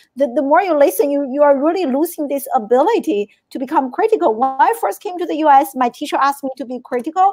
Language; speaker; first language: English; non-native, fluent; Chinese